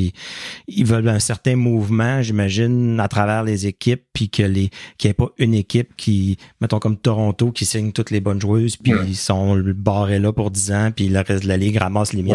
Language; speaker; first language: French; native; French